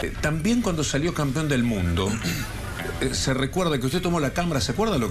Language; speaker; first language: Spanish; native; Spanish